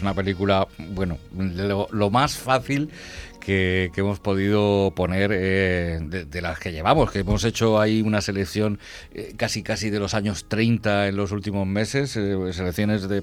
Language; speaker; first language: Spanish; native; Spanish